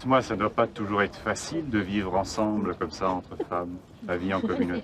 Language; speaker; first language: French; native; French